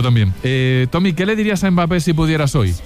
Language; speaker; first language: Spanish; native; Spanish